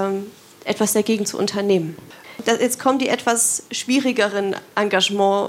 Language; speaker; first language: German; native; German